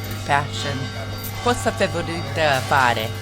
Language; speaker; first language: Italian; non-native, learner; English